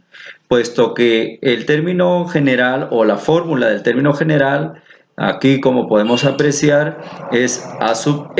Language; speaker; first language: Spanish; native; Spanish